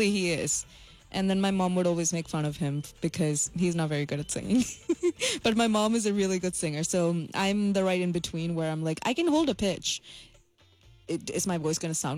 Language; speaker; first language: English; non-native, local second language; Malayalam